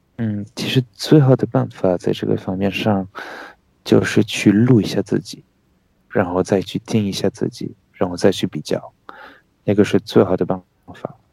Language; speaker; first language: Chinese; non-native, fluent; French